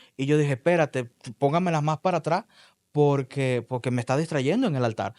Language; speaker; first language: Spanish; native; Spanish